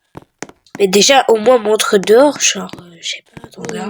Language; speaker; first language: French; native; French